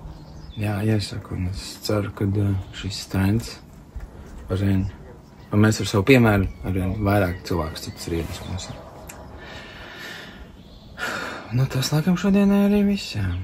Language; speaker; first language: Latvian; native; Latvian